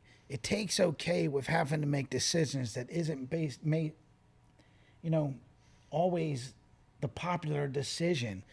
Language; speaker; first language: English; native; English